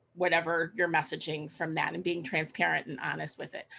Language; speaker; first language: English; native; English